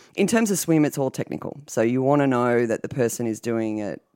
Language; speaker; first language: English; native; English